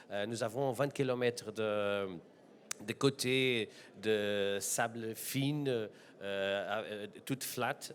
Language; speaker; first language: French; non-native, learner; Portuguese